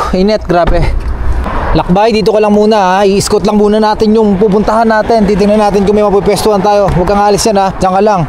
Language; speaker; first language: Filipino; native; Filipino